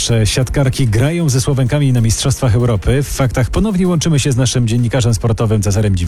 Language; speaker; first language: Polish; native; Polish